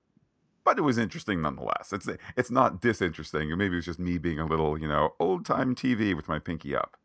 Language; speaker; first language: English; native; English